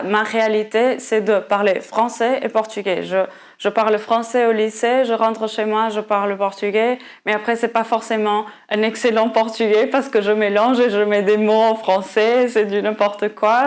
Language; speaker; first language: French; non-native, fluent; Portuguese